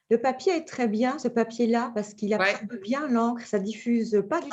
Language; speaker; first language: French; native; French